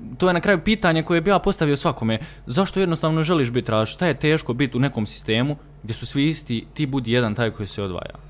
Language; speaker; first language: Bosnian; native; Bosnian